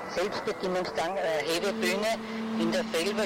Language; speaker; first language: German; native; German